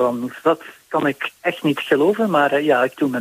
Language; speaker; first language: Dutch; non-native, fluent; English